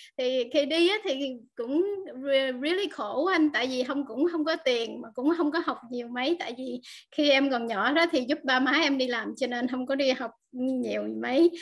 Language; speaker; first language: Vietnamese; early bilingual, heritage; Vietnamese